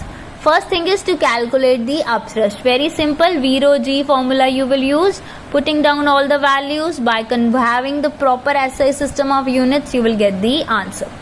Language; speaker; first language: English; non-native, local second language; Hindi